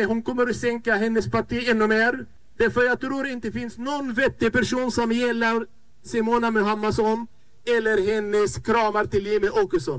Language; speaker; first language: Swedish; non-native, fluent; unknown